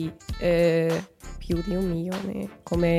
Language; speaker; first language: Italian; non-native, learner; Hungarian